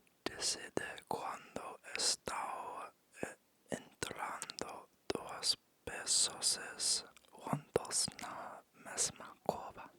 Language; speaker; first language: Portuguese; non-native, learner; English